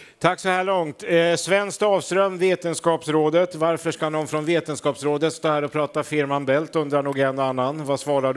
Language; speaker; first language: Swedish; native; Swedish